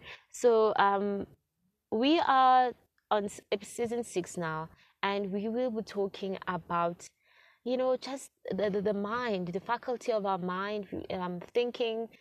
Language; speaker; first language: English; non-native, local second language; Zulu